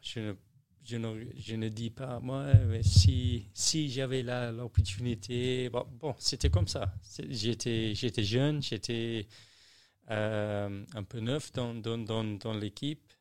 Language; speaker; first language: French; non-native, learner; English